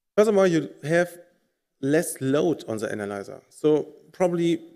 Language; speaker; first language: English; non-native, fluent; German